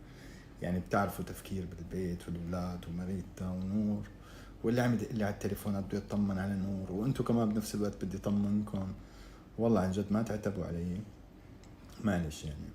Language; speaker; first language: Arabic; native; Arabic